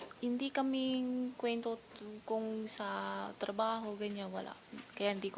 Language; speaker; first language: Filipino; non-native, learner; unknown